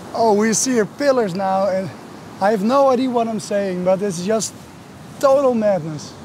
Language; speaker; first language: English; non-native, fluent; Dutch